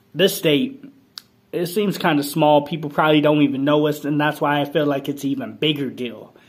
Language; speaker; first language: English; native; English